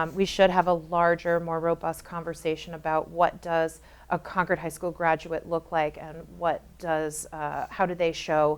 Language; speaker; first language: English; native; English